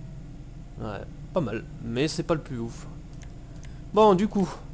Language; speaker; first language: French; native; French